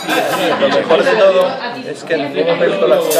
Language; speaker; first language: Spanish; native; Spanish